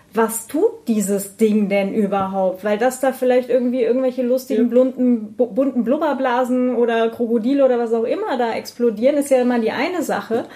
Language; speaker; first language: German; native; German